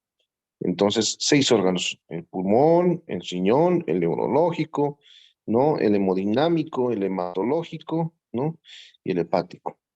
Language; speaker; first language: Spanish; native; Spanish